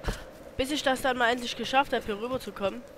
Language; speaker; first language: German; native; German